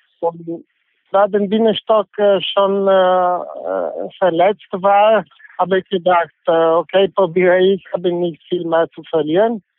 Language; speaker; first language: German; non-native, learner; English